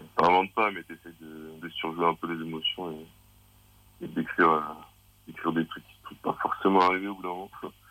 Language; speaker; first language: French; native; French